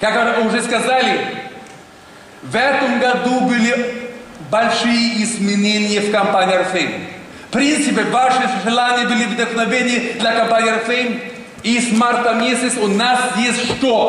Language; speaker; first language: Russian; non-native, learner; Swedish